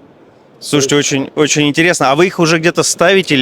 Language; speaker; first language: Russian; native; Russian